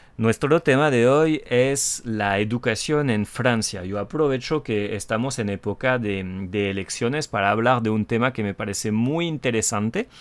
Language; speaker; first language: Spanish; non-native, fluent; French